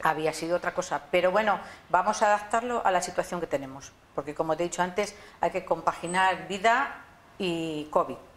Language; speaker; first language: Spanish; native; Spanish